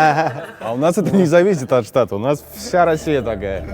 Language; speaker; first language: Russian; native; Russian